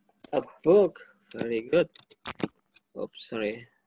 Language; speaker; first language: English; non-native, fluent; Indonesian